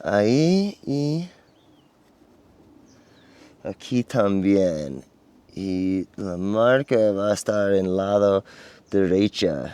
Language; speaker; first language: Spanish; non-native, learner; English